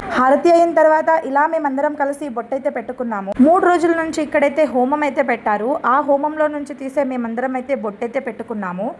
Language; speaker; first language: Telugu; non-native, local second language; Lambadi